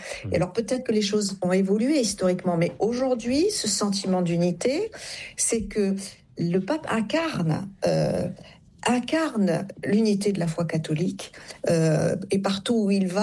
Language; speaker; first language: French; native; French